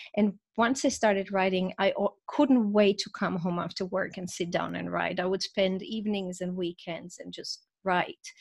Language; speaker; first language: English; non-native, fluent; Croatian